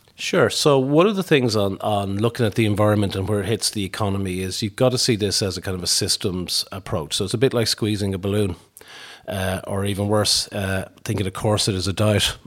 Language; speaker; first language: English; native; English